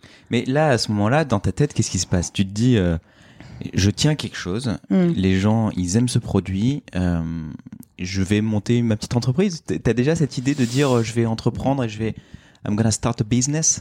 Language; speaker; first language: French; native; French